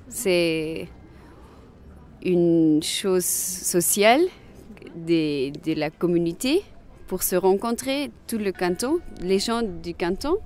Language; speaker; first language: French; non-native, local second language; German